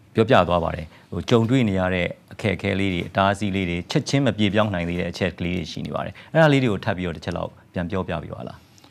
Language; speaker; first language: Burmese; native; Burmese